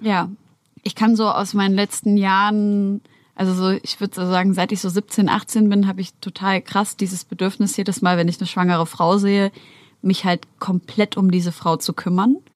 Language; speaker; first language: German; native; German